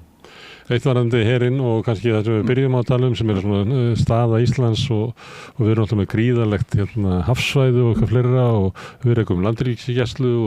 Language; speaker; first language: Icelandic; native; Icelandic